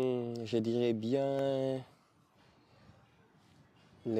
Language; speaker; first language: French; non-native, local second language; Wolof